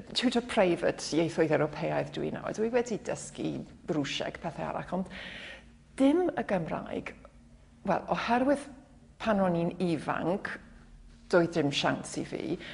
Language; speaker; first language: Welsh; non-native, fluent; English